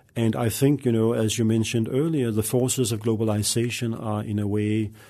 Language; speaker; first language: English; non-native, fluent; Danish